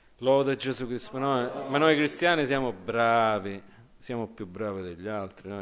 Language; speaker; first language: Italian; early bilingual, heritage; English